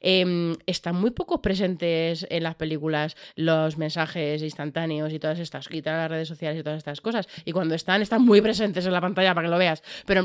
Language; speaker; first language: Spanish; native; Spanish